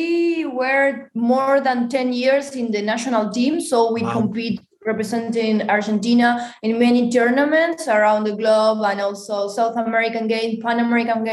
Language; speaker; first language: English; non-native, fluent; Spanish